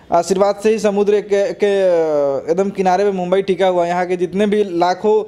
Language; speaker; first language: Hindi; native; Hindi